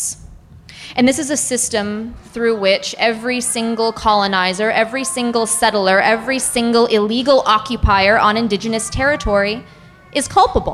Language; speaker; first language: English; native; English